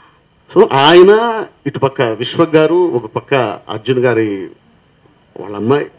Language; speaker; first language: Telugu; native; Telugu